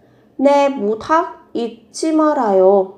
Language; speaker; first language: Korean; non-native, fluent; Vietnamese